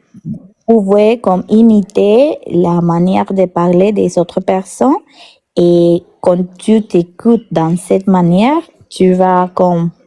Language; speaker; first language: French; non-native, learner; Spanish